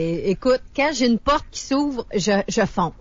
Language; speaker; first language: French; native; French